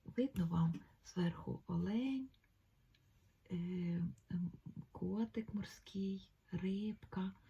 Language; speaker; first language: Ukrainian; native; Ukrainian